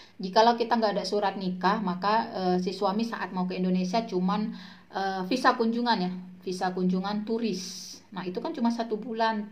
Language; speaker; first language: Indonesian; native; Indonesian